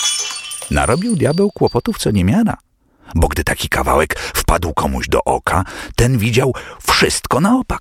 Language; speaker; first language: Polish; native; Polish